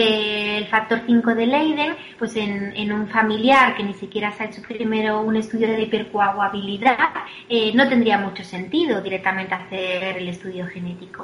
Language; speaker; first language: Spanish; native; Spanish